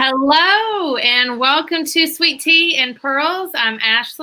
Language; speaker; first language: English; native; English